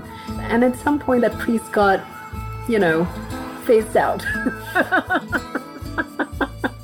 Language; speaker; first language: English; non-native, local second language; Tamil